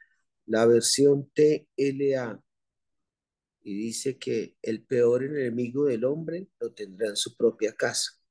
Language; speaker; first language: Spanish; native; Spanish